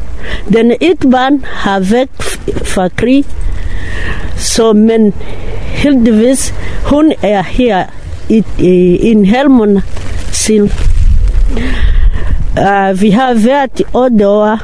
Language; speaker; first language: Danish; non-native, learner; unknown